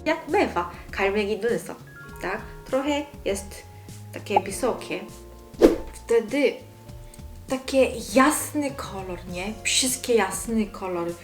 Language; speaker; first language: Polish; non-native, learner; Korean